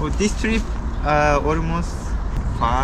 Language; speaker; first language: English; non-native, learner; Japanese